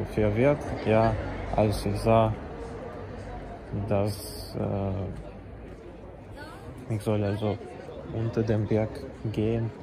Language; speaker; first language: German; non-native, learner; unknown